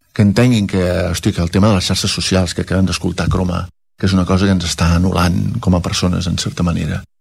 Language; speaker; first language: Catalan; native; Catalan